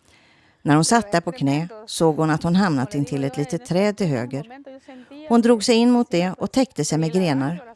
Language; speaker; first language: Swedish; native; Swedish